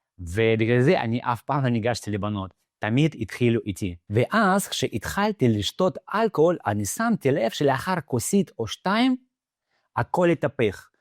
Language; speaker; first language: Hebrew; non-native, fluent; Russian